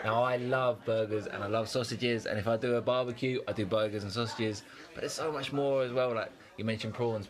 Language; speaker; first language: English; native; English